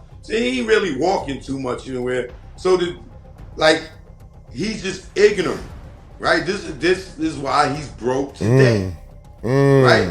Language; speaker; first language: English; native; English